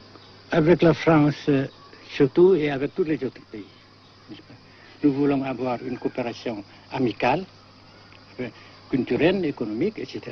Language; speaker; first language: French; non-native, local second language; Vietnamese